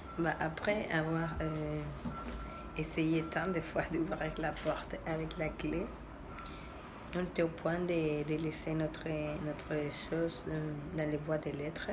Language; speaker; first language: French; non-native, learner; Spanish